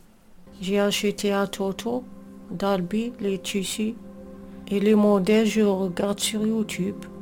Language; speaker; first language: French; non-native, local second language; Arabic